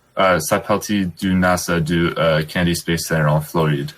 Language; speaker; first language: French; non-native, learner; English